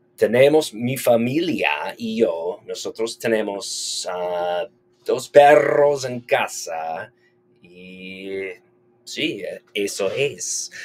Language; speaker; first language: Spanish; non-native, fluent; English